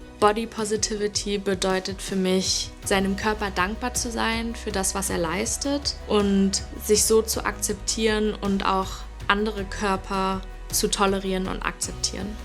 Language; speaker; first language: German; native; German